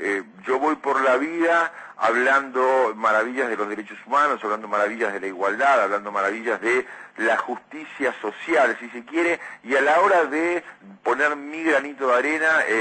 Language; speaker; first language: Spanish; native; Spanish